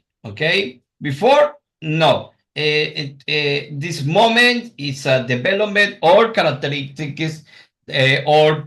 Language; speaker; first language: English; non-native, learner; Spanish